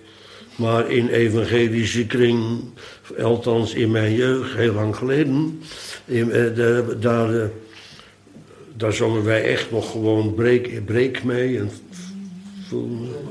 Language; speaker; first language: Dutch; native; Dutch